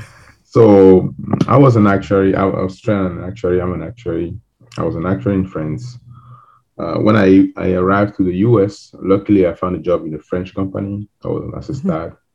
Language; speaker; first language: English; non-native, local second language; French